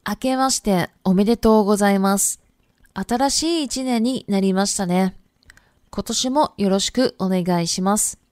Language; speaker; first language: Japanese; non-native, fluent; Chinese